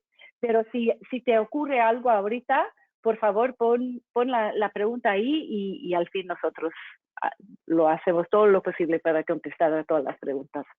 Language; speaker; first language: Spanish; non-native, fluent; English